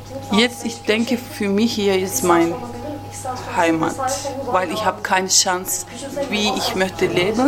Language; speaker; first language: German; non-native, learner; Turkish